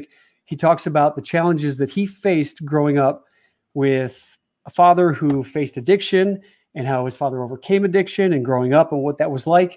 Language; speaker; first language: English; native; English